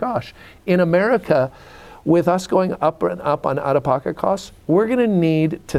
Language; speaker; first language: English; native; English